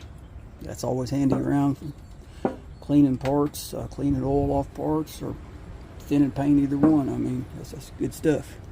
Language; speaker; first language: English; native; English